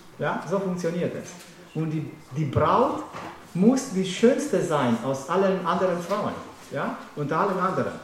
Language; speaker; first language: German; non-native, fluent; Romanian